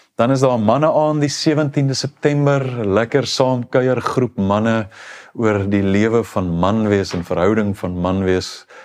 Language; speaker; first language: Afrikaans; native; Afrikaans